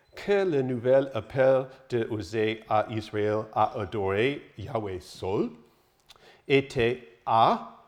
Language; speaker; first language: French; non-native, learner; English